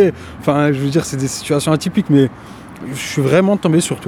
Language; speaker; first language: French; native; French